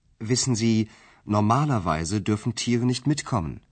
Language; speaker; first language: German; non-native, fluent; French